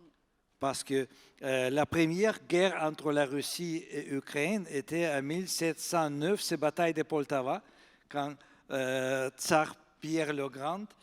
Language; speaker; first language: French; non-native, fluent; Russian